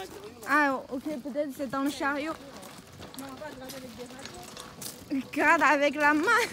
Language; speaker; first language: French; non-native, learner; Chinese